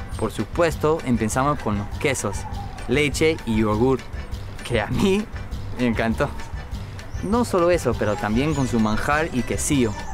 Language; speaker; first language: Spanish; non-native, fluent; English